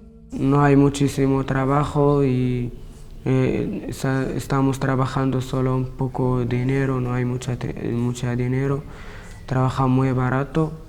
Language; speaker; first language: Spanish; non-native, learner; Arabic